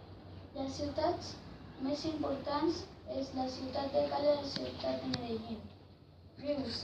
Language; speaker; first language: Catalan; non-native, learner; Spanish